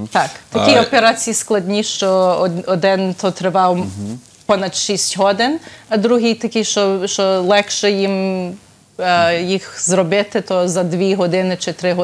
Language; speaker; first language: Ukrainian; early bilingual, heritage; Ukrainian